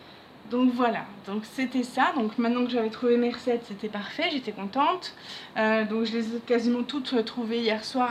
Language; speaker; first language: French; native; French